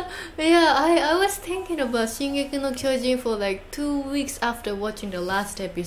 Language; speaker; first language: English; non-native, fluent; Japanese